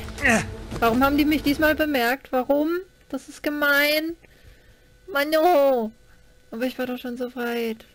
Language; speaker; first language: German; native; German